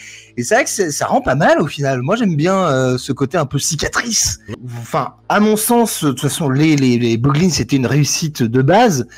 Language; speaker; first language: French; native; French